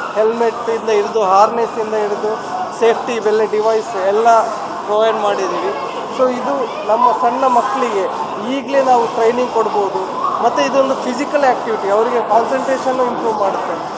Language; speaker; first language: Kannada; native; Kannada